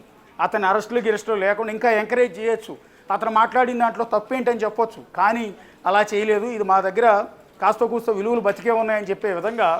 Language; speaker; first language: Telugu; native; Telugu